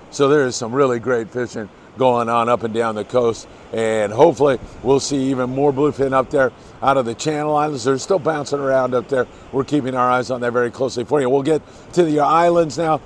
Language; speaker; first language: English; native; English